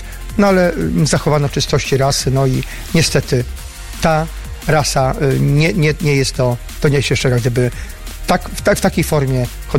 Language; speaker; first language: Polish; native; Polish